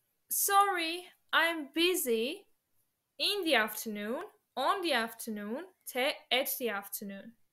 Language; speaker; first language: English; non-native, fluent; Armenian